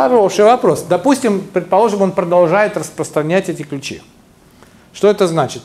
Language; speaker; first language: Russian; native; Russian